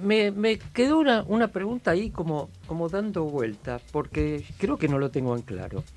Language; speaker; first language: Spanish; native; Spanish